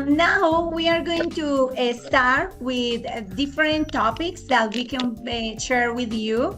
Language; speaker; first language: English; non-native, fluent; Spanish